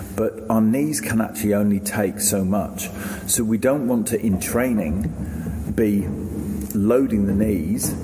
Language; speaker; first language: English; native; English